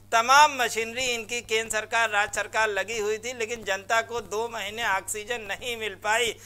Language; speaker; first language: Hindi; native; Hindi